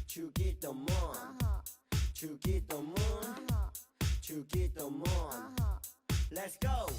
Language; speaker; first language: Korean; native; Korean